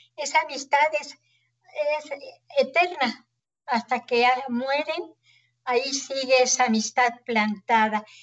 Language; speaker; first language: Spanish; native; Spanish